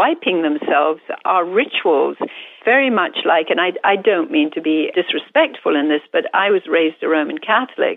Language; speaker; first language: English; native; English